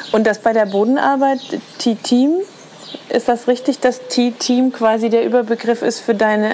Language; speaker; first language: German; native; German